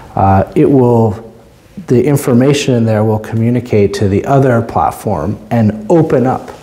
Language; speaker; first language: English; native; English